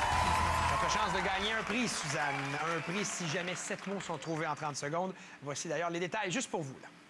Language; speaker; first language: French; native; French